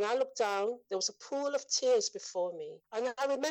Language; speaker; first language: English; native; English